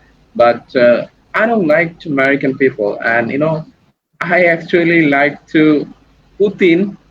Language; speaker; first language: English; non-native, learner; Bangla